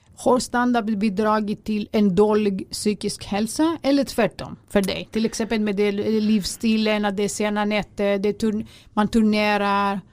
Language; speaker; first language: Swedish; early bilingual, other home language; Greek